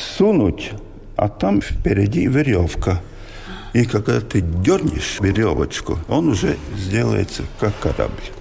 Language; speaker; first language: Russian; non-native, local second language; Latvian